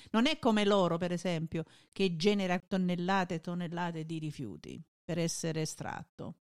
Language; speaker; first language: Italian; native; Italian